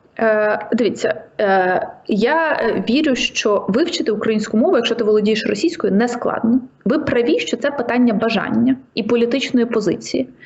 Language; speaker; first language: Ukrainian; native; Ukrainian